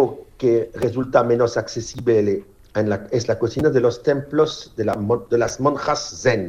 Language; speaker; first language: Spanish; non-native, fluent; French